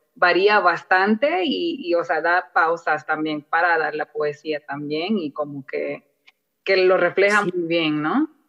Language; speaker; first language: Spanish; early bilingual, other home language; English